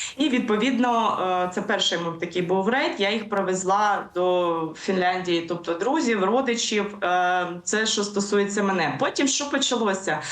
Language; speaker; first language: Ukrainian; native; Ukrainian